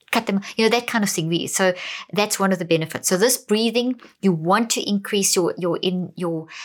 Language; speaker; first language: English; native; English